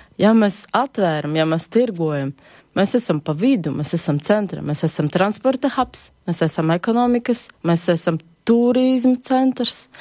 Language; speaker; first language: Latvian; non-native, local second language; Russian